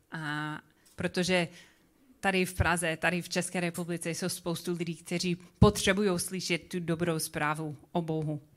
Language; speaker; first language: Czech; non-native, learner; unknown